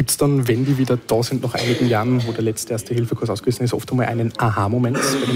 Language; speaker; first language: German; native; German